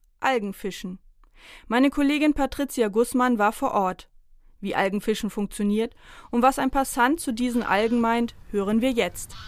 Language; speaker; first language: German; native; German